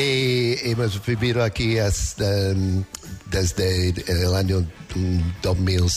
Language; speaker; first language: Spanish; non-native, learner; English